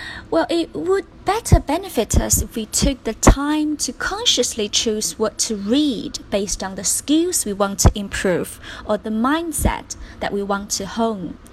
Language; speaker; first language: English; non-native, fluent; Chinese